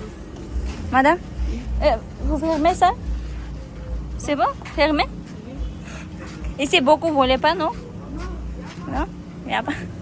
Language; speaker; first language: French; non-native, learner; Kazakh